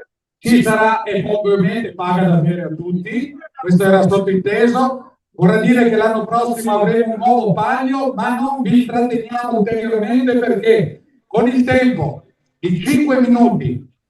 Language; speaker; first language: Italian; native; Italian